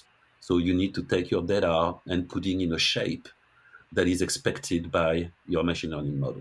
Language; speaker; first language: English; non-native, fluent; French